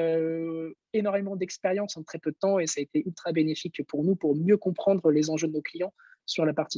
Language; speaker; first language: French; native; French